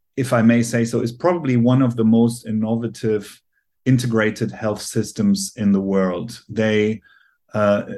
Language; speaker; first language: English; non-native, fluent; German